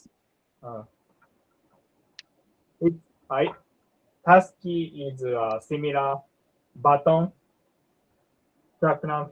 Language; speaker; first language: English; non-native, learner; Japanese